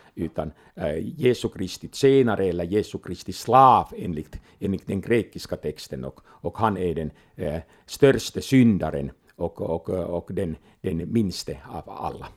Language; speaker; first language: Swedish; non-native, local second language; Finnish